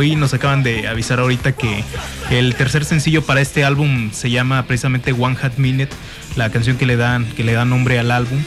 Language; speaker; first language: Spanish; native; Spanish